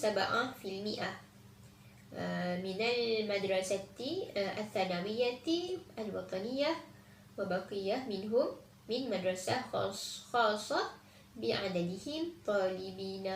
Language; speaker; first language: Arabic; non-native, learner; Malay